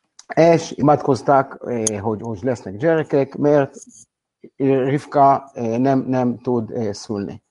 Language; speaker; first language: Hungarian; non-native, learner; Hebrew